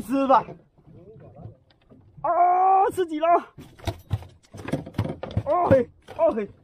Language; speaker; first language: Chinese; native; Chinese